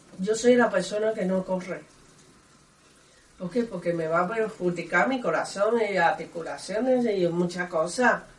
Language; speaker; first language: Spanish; non-native, learner; Chinese